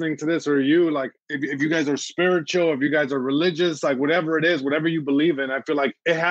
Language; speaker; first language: English; early bilingual, other home language; Spanish